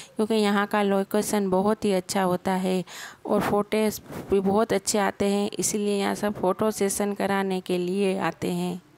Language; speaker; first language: Hindi; non-native, local second language; Gujarati